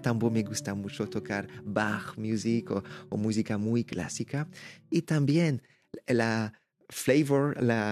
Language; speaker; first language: Spanish; non-native, learner; French